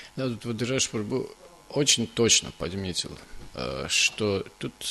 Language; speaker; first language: Russian; native; Russian